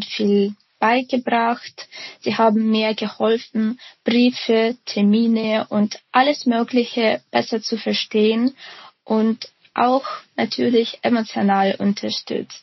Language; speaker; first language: German; non-native, fluent; Ukrainian